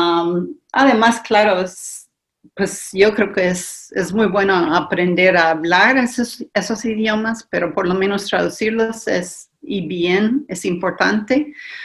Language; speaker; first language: Spanish; non-native, fluent; English